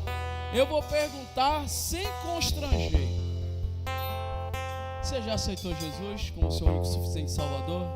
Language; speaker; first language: Portuguese; native; Portuguese